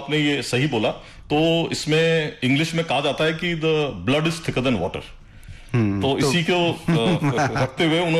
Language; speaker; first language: Hindi; native; Hindi